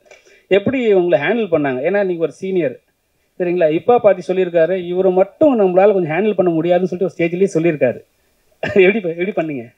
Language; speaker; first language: Tamil; native; Tamil